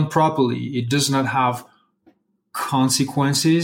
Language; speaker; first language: English; non-native, fluent; French